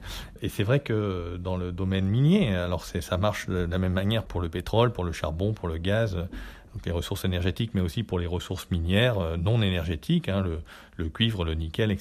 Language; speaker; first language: French; native; French